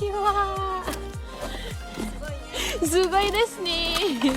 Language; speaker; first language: Japanese; non-native, fluent; Indonesian